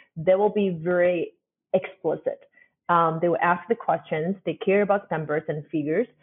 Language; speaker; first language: English; non-native, fluent; Chinese